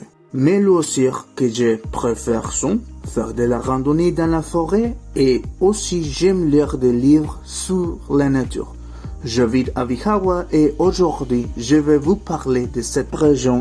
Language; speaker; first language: French; non-native, learner; Spanish